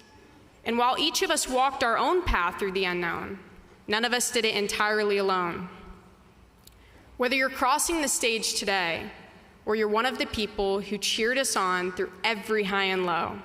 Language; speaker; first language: English; native; English